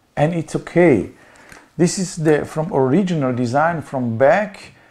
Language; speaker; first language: English; non-native, learner; Slovenian